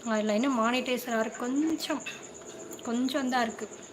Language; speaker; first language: Tamil; non-native, local second language; Kannada